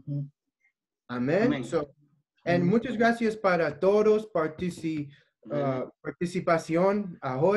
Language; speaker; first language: Spanish; non-native, learner; English